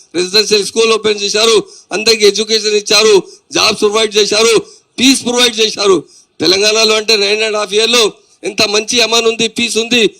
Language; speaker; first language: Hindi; non-native, local second language; Urdu